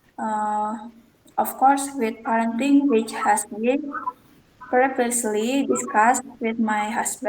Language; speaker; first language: English; non-native, learner; Indonesian